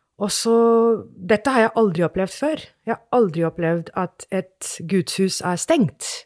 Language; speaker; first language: Norwegian; non-native, fluent; English